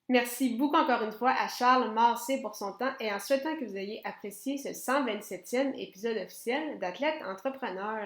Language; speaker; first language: French; native; French